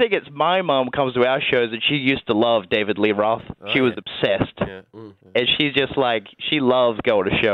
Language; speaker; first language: English; native; English